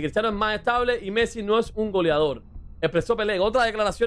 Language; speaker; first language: Spanish; native; Spanish